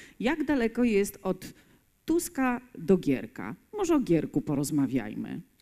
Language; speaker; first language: Polish; native; Polish